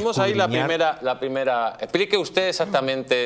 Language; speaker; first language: Spanish; native; Spanish